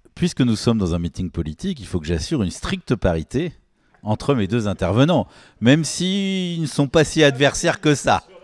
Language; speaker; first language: French; native; French